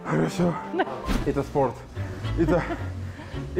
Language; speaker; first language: Russian; non-native, learner; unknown